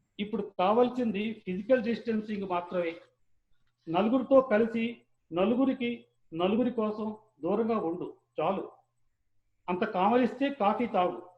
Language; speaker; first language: Telugu; native; Telugu